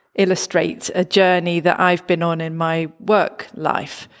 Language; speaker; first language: English; native; English